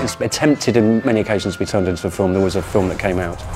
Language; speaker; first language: English; native; English